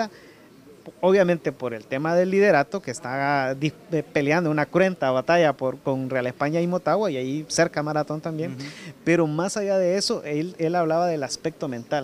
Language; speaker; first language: Spanish; native; Spanish